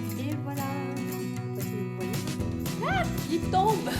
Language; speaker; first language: French; native; French